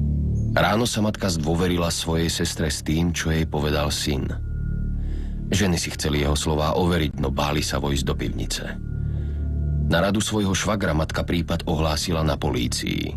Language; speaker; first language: Slovak; native; Slovak